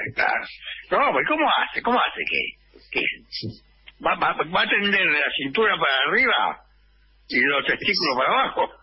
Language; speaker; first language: Spanish; native; Spanish